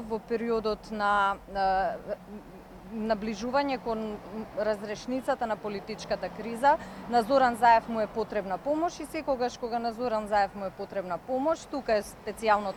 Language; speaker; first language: Macedonian; native; Macedonian